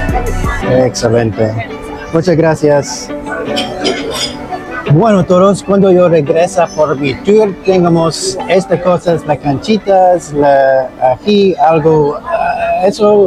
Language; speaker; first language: Spanish; non-native, learner; English